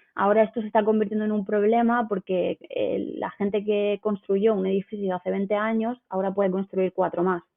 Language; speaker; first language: Spanish; native; Spanish